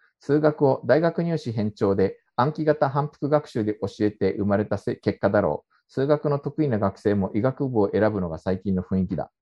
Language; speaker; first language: Japanese; native; Japanese